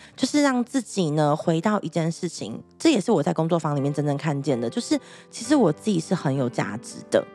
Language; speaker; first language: Chinese; native; Chinese